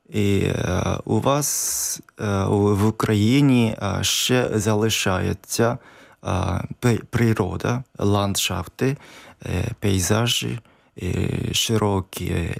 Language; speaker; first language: Ukrainian; non-native, learner; Japanese